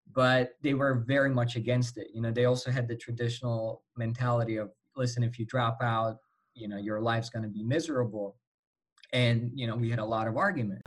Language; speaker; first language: English; non-native, fluent; Slovak